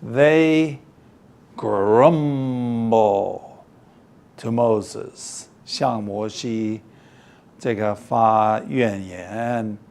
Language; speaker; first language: Chinese; early bilingual, heritage; English